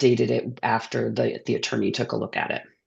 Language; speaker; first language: English; native; English